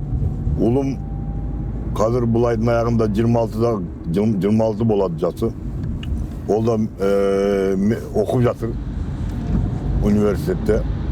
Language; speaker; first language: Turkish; non-native, local second language; Kazakh